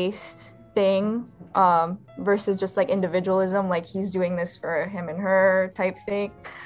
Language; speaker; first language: English; early bilingual, other home language; Arabic